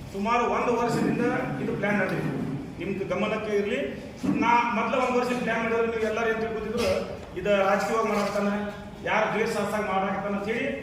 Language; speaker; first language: Kannada; non-native, local second language; Urdu